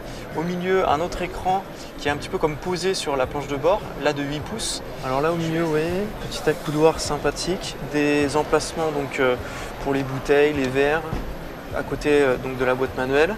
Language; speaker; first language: French; native; French